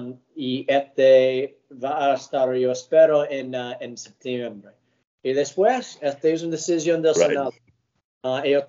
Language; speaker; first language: Spanish; early bilingual, heritage; English